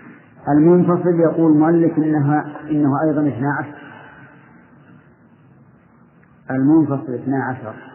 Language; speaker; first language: Arabic; native; Arabic